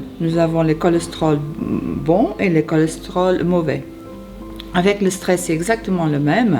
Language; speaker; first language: French; non-native, fluent; Portuguese